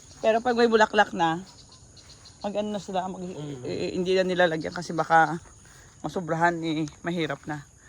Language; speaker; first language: Filipino; native; Filipino